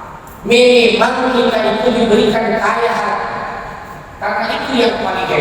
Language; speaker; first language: Indonesian; non-native, local second language; Sundanese